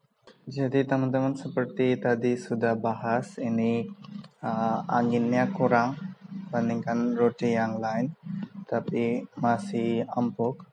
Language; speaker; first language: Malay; non-native, local second language; Bangla